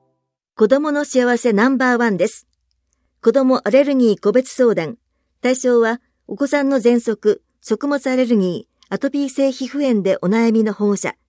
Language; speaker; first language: Japanese; native; Japanese